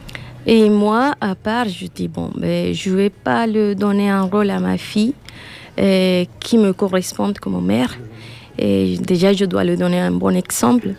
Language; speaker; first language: French; non-native, learner; Spanish